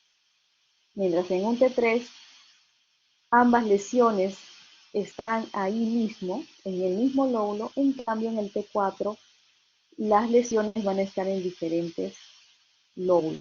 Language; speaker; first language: Spanish; native; Spanish